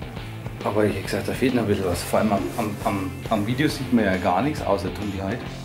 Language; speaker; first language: German; native; German